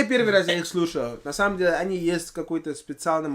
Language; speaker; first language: Russian; non-native, learner; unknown